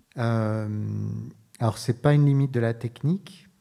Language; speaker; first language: French; native; French